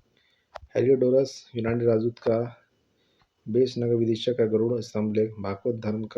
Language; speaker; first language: Hindi; native; Hindi